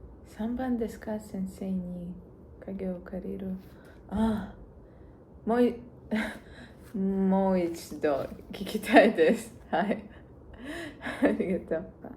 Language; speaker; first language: Japanese; non-native, learner; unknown